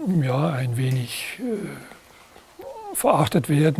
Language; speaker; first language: German; non-native, fluent; French